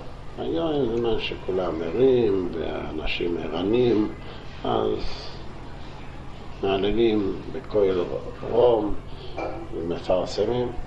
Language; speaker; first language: Hebrew; non-native, local second language; Yiddish